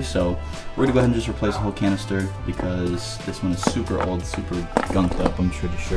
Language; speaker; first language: English; native; English